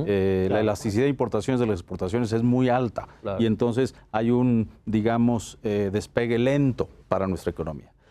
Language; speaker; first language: Spanish; native; Spanish